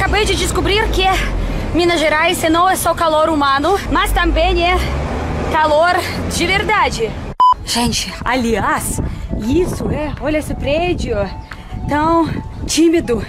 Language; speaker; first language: Portuguese; non-native, fluent; Russian